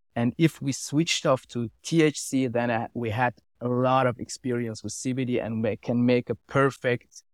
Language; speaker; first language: English; non-native, learner; German